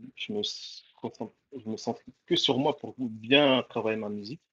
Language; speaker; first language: French; early bilingual, other home language; Comorian